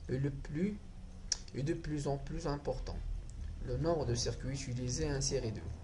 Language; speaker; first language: French; non-native, local second language; Arabic